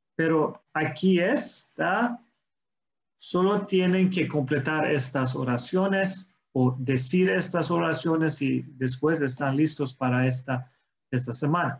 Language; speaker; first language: Spanish; non-native, fluent; English